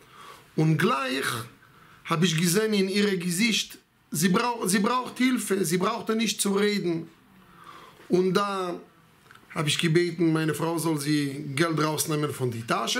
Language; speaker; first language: German; non-native, fluent; Hebrew